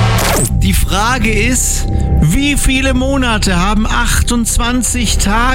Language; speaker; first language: German; native; German